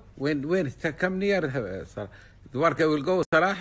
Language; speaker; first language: Arabic; native; Arabic